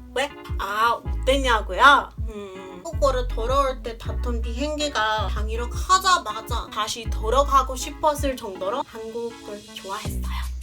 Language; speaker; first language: Korean; non-native, fluent; English